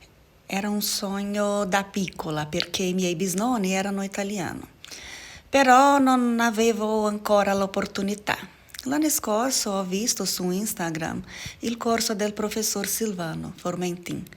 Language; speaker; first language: Italian; non-native, learner; Portuguese